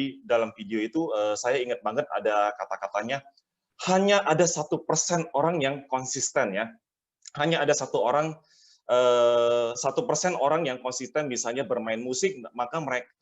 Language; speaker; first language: Indonesian; native; Indonesian